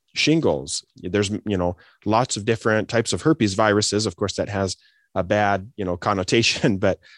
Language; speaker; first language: English; native; English